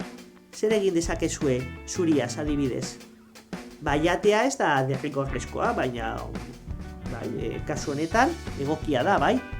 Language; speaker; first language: Basque; non-native, local second language; Spanish